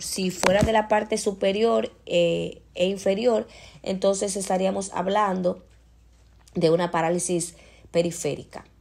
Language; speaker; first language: Spanish; native; Spanish